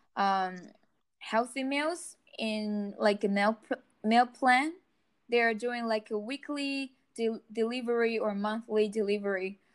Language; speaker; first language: English; non-native, fluent; Chinese